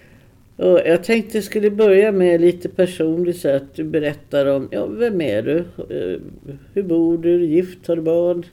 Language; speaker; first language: Swedish; native; Swedish